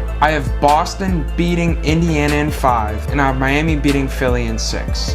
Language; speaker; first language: English; native; English